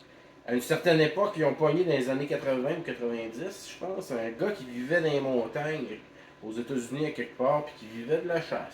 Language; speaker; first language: French; native; French